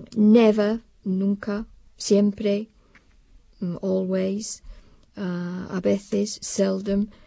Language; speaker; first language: Spanish; non-native, fluent; English